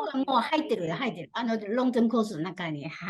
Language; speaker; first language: Japanese; non-native, fluent; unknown